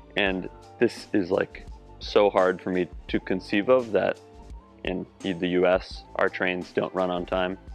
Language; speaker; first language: English; native; English